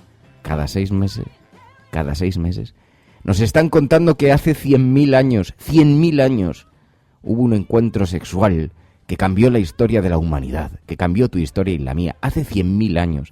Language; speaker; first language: Spanish; native; Spanish